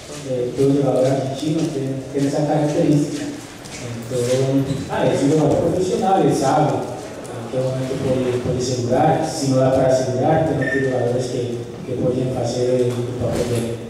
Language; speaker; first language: Portuguese; non-native, fluent; Spanish